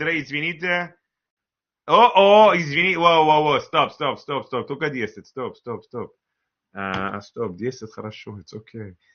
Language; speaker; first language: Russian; non-native, learner; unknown